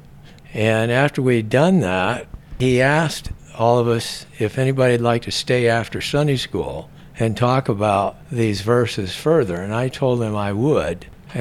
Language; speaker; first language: English; native; English